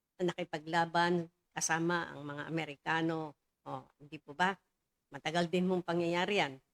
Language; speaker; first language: Filipino; native; Filipino